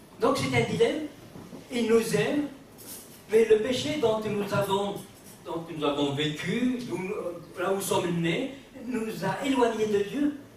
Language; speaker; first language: French; non-native, local second language; Kabyle